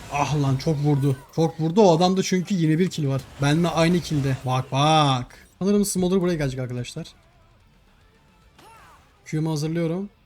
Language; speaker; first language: Turkish; native; Turkish